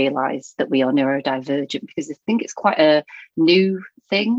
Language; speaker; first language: English; native; English